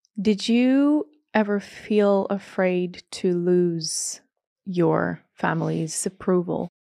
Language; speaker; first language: English; non-native, fluent; Latvian